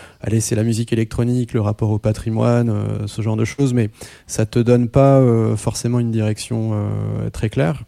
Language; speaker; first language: French; non-native, local second language; Arabic